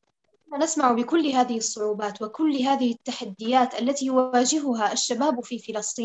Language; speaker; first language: Arabic; native; Arabic